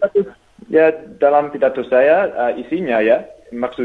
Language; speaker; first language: Indonesian; non-native, fluent; English